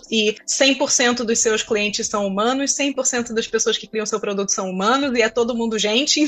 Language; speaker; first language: Portuguese; native; Portuguese